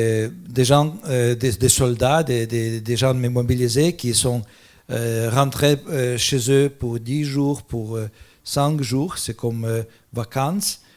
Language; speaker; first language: French; non-native, fluent; Russian